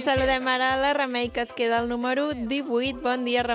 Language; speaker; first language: Catalan; native; Catalan